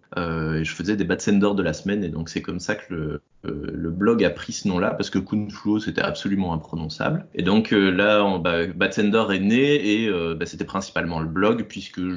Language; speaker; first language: French; native; French